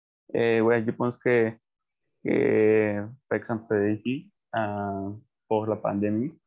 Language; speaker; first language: French; non-native, learner; Spanish